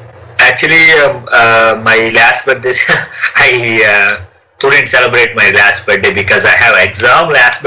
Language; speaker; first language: English; non-native, learner; Telugu